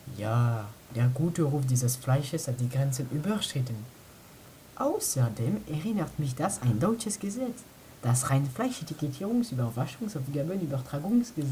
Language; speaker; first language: German; non-native, learner; French